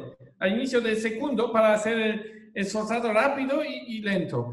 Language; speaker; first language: Spanish; non-native, fluent; German